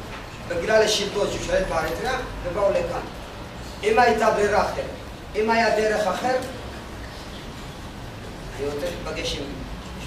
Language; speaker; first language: Hebrew; non-native, fluent; Tigrinya